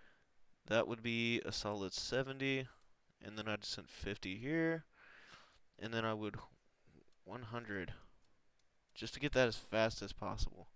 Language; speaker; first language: English; native; English